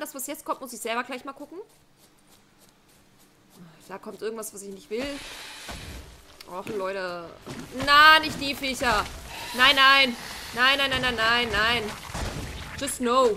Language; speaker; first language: German; native; German